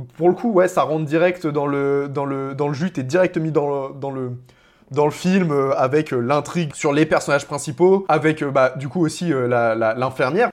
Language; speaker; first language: French; native; French